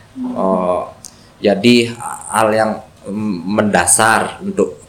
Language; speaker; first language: Indonesian; native; Indonesian